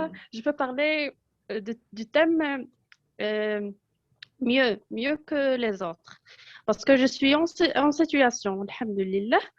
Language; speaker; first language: French; non-native, local second language; Arabic